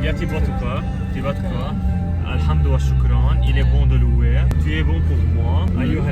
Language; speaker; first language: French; non-native, local second language; Arabic